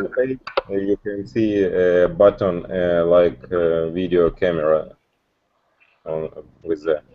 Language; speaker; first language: English; non-native, learner; Russian